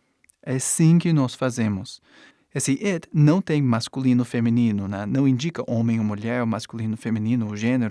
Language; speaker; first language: Portuguese; non-native, fluent; English